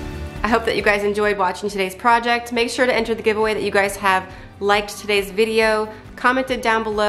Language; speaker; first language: English; native; English